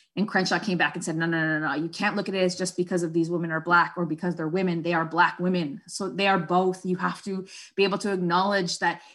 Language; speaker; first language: English; non-native, fluent; Spanish